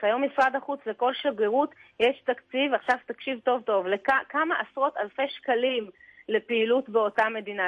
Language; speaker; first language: Hebrew; native; Hebrew